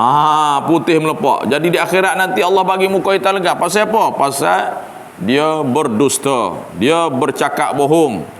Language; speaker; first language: Malay; native; Malay